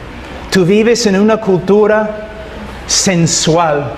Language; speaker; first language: Spanish; non-native, fluent; English